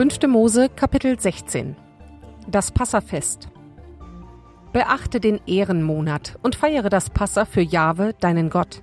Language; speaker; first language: German; native; German